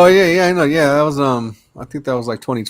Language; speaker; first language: English; native; English